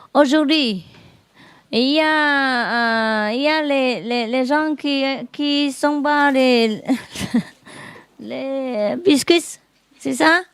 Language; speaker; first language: French; non-native, learner; Vietnamese